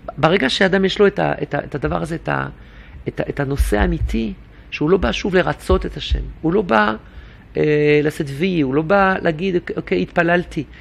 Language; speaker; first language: Hebrew; non-native, fluent; French